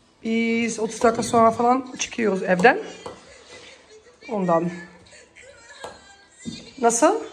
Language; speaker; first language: Turkish; early bilingual, heritage; Dutch